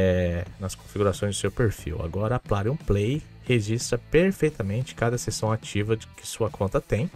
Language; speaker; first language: Portuguese; native; Portuguese